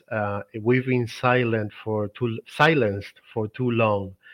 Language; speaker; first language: English; non-native, fluent; Spanish